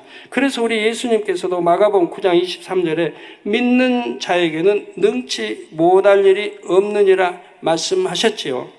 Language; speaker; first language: Korean; native; Korean